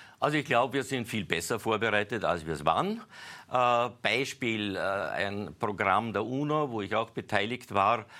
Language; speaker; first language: German; native; German